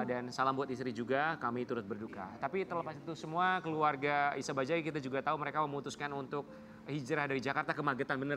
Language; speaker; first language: Indonesian; native; Indonesian